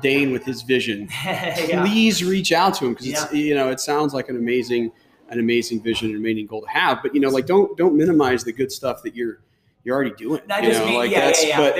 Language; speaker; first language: English; native; English